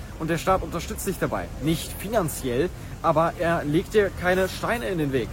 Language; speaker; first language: German; native; German